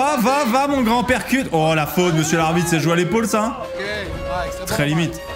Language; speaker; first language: French; native; French